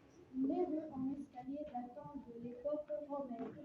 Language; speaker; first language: French; non-native, learner; Arabic